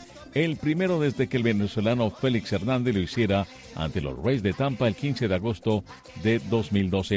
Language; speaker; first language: Spanish; native; Spanish